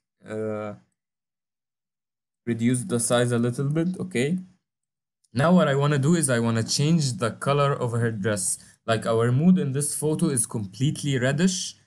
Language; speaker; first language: English; non-native, fluent; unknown